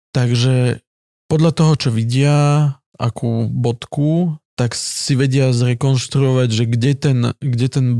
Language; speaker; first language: Slovak; native; Slovak